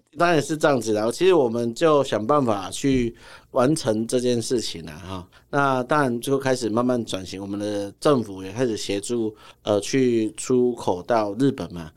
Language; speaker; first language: Chinese; native; Chinese